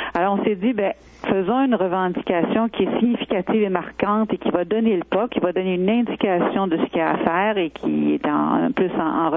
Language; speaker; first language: French; native; French